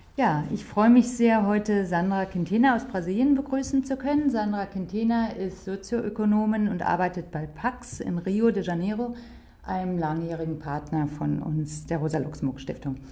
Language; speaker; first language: German; native; German